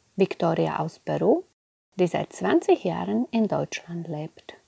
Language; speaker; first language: German; non-native, fluent; Slovak